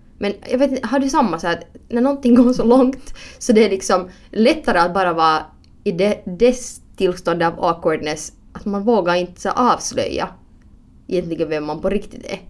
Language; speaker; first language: Swedish; native; Swedish